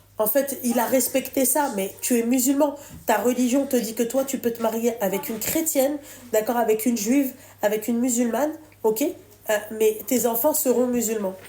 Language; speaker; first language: French; native; French